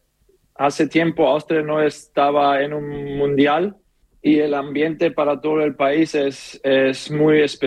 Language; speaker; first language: Spanish; non-native, learner; German